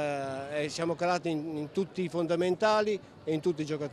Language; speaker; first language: Italian; native; Italian